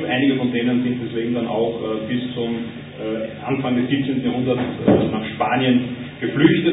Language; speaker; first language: German; native; German